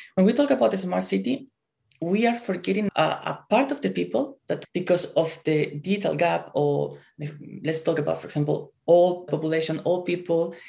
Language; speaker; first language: English; non-native, fluent; Spanish